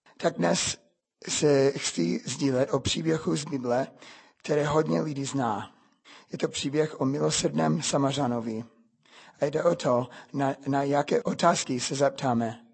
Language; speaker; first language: Czech; non-native, fluent; English